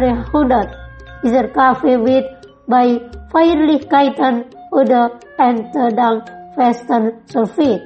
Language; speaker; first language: German; non-native, fluent; Indonesian